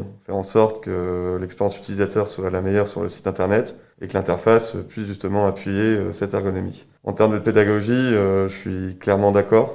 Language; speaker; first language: French; native; French